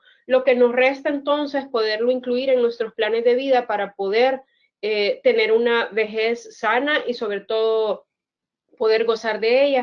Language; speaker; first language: Spanish; native; Spanish